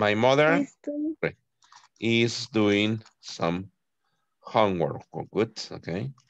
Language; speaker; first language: English; non-native, fluent; Spanish